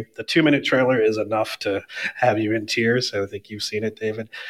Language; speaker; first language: English; native; English